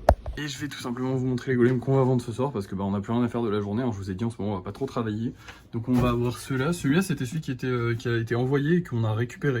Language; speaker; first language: French; native; French